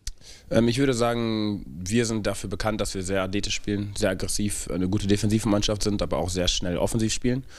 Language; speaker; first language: German; native; German